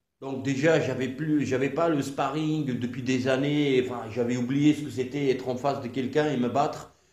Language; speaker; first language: French; non-native, fluent; Georgian